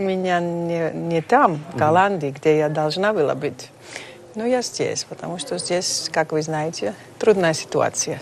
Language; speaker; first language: Russian; non-native, fluent; Dutch